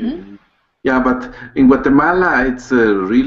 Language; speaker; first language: English; non-native, learner; Spanish